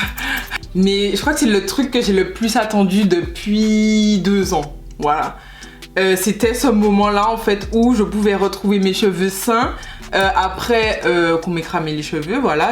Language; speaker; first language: French; native; French